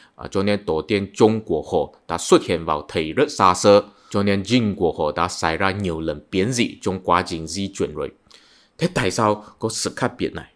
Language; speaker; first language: Vietnamese; non-native, fluent; Chinese